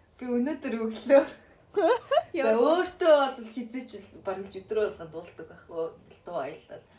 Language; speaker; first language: Mongolian; early bilingual, heritage; Mongolian